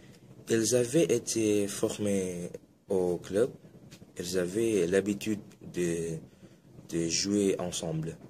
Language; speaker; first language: French; non-native, fluent; Indonesian